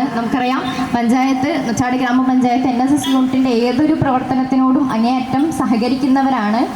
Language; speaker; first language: Malayalam; native; Malayalam